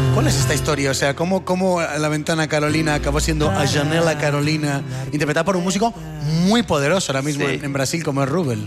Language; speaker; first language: Spanish; native; Spanish